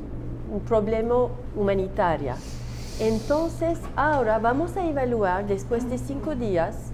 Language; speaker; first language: Spanish; non-native, learner; Turkish